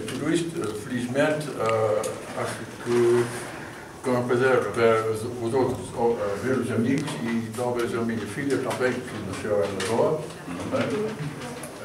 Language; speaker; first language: Portuguese; non-native, learner; English